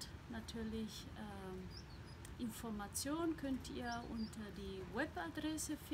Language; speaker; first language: German; non-native, fluent; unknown